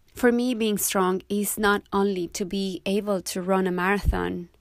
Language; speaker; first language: English; non-native, fluent; Spanish